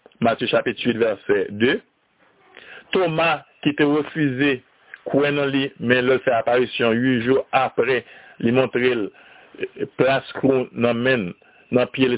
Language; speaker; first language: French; non-native, learner; Haitian Creole